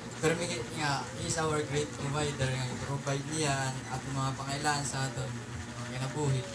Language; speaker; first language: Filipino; non-native, local second language; Waray